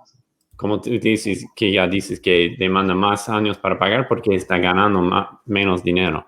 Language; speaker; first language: Spanish; non-native, fluent; English